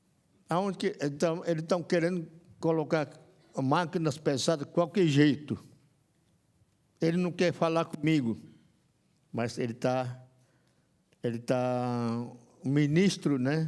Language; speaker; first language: Portuguese; non-native, local second language; Yanomámi